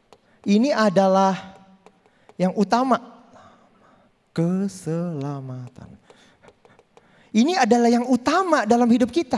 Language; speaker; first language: Indonesian; native; Indonesian